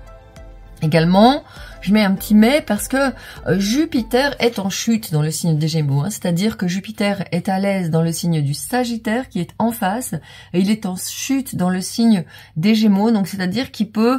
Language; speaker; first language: French; native; French